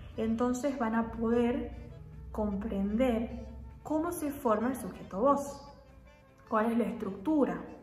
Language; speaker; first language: Spanish; native; Spanish